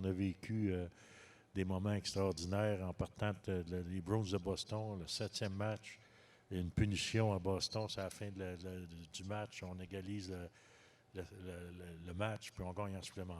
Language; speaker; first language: French; native; French